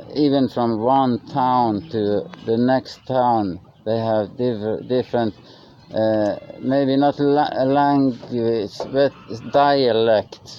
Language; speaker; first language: English; non-native, learner; Norwegian